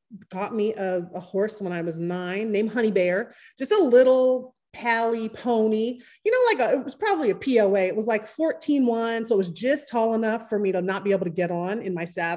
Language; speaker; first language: English; native; English